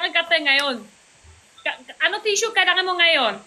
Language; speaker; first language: Filipino; non-native, learner; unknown